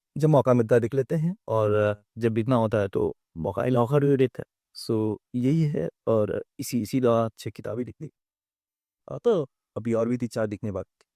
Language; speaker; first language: Hindi; native; Hindi